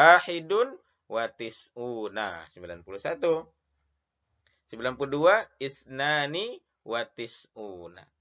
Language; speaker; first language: Arabic; non-native, fluent; Indonesian